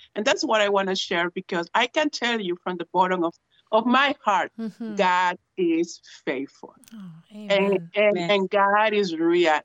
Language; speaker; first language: English; non-native, fluent; Spanish